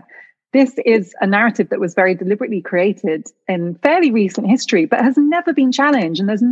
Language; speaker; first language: English; native; English